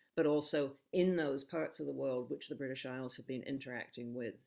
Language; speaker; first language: English; native; English